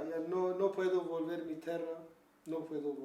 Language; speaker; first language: Spanish; non-native, learner; Kurdish